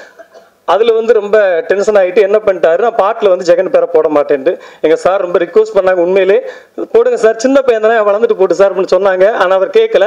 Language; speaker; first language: Tamil; native; Tamil